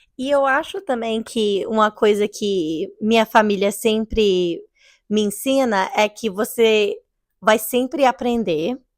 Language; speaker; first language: Portuguese; early bilingual, heritage; English